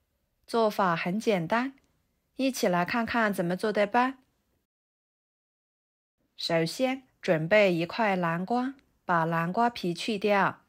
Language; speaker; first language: Chinese; native; Chinese